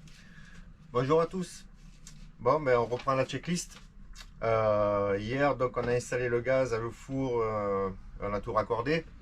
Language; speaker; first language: French; native; French